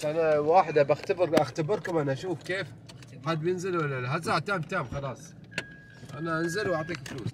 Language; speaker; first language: Arabic; native; Arabic